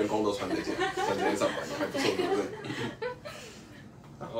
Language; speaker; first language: Chinese; native; Chinese